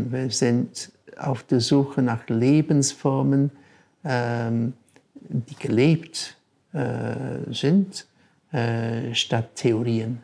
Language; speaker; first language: German; non-native, fluent; English